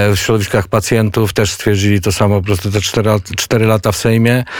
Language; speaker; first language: Polish; native; Polish